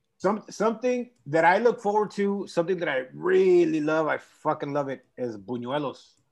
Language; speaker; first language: English; early bilingual, other home language; Spanish